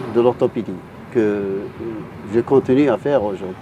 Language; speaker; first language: French; non-native, local second language; Arabic